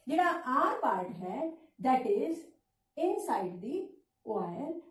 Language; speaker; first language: English; non-native, local second language; Punjabi